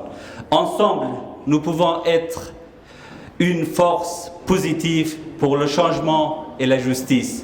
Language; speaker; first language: French; non-native, fluent; Persian